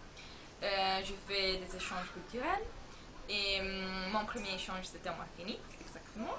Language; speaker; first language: French; non-native, fluent; Italian